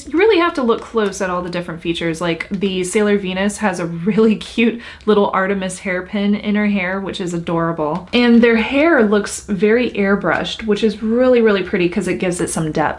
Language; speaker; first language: English; native; English